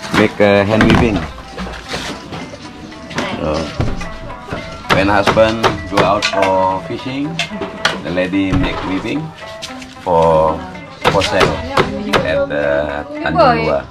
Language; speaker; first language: English; non-native, learner; Indonesian